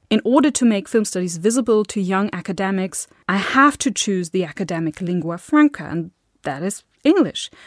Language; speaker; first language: English; non-native, fluent; German